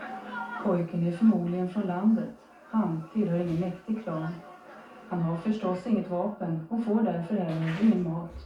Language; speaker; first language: Swedish; native; Swedish